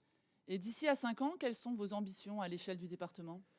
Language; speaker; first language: French; native; French